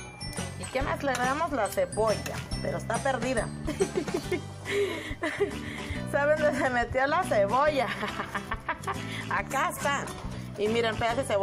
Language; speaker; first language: Spanish; native; Spanish